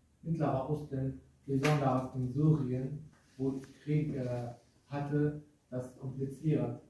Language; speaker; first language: German; non-native, learner; Kurdish